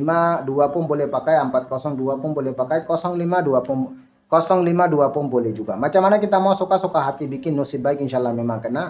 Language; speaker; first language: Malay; non-native, learner; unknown